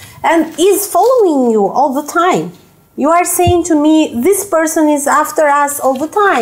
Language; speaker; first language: English; non-native, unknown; Albanian